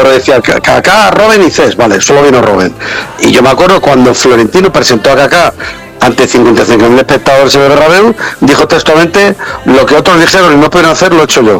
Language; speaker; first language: Spanish; native; Spanish